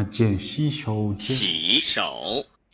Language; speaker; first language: Chinese; non-native, learner; Mongolian